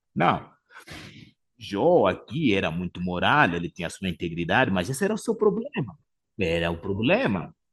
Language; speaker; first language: Portuguese; non-native, fluent; English